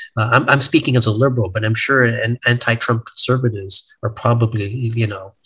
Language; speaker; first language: English; native; English